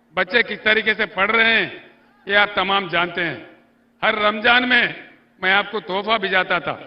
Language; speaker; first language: Hindi; non-native, local second language; Telugu